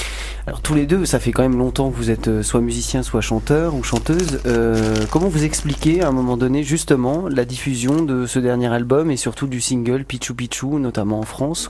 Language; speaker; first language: French; native; French